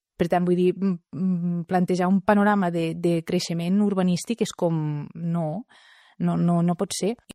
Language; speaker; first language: Catalan; native; Catalan